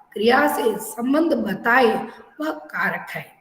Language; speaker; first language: Hindi; non-native, local second language; Telugu